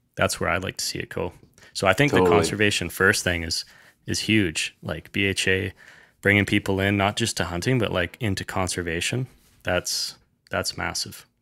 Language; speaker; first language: English; native; English